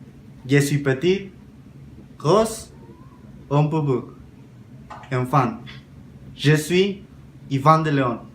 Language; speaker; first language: French; non-native, learner; Spanish